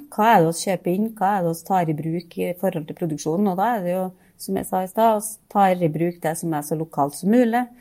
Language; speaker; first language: Norwegian; native; Norwegian